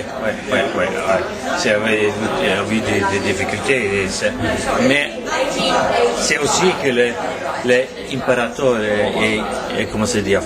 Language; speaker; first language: French; non-native, learner; Norwegian